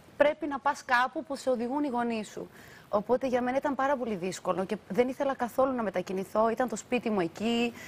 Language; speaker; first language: Greek; early bilingual, other home language; Albanian